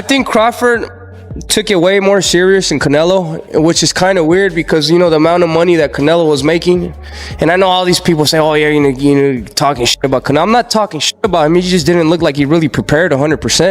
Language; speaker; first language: English; native; English